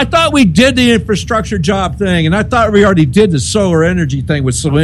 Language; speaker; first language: English; native; English